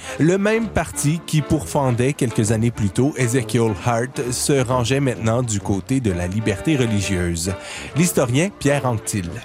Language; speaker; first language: French; native; French